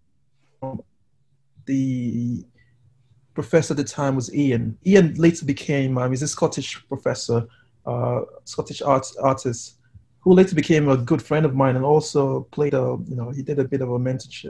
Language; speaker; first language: English; native; English